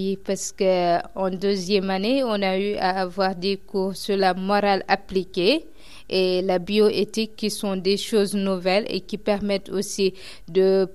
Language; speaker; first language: French; non-native, local second language; Wolof